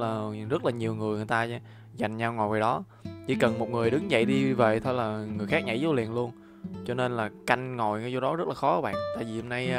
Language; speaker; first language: Vietnamese; native; Vietnamese